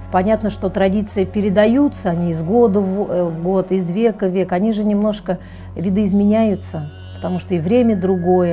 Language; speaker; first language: Russian; native; Russian